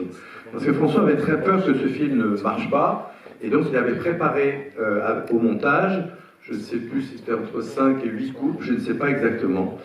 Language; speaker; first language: French; native; French